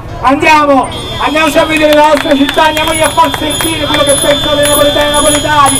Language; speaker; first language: Italian; native; Italian